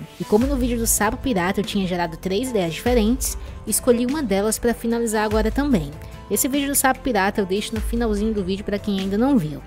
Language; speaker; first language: Portuguese; native; Portuguese